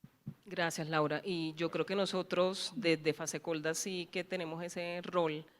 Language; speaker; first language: Spanish; native; Spanish